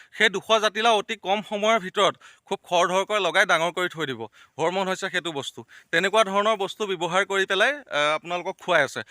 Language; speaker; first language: Assamese; native; Assamese